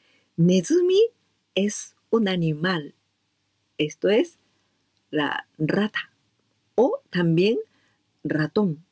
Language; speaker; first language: Spanish; non-native, learner; Japanese